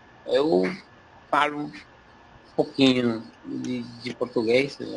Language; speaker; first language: Portuguese; non-native, learner; Spanish